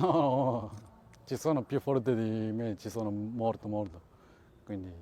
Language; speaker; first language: Italian; non-native, learner; Japanese